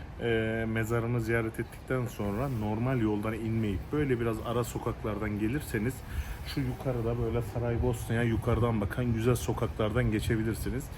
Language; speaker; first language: Turkish; native; Turkish